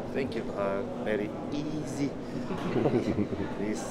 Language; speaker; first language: English; non-native, learner; Korean